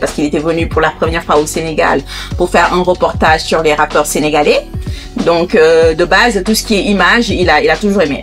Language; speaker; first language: French; non-native, local second language; Wolof